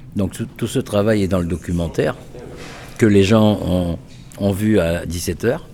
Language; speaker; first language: French; non-native, local second language; Réunion Creole French